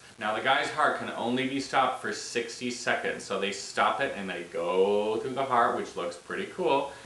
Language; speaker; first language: English; native; English